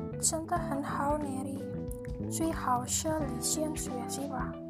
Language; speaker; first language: Chinese; non-native, learner; Indonesian